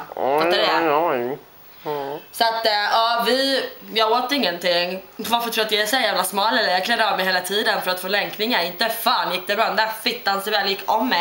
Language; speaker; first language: Swedish; native; Swedish